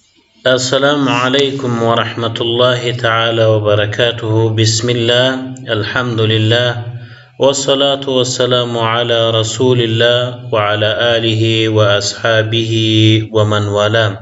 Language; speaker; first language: Arabic; non-native, fluent; Persian